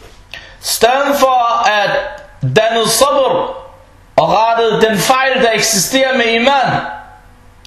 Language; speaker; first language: Danish; early bilingual, other home language; Arabic